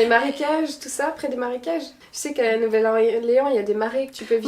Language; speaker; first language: French; native; French